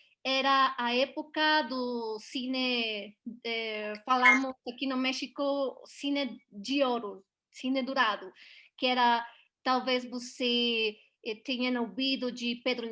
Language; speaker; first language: Portuguese; non-native, learner; Spanish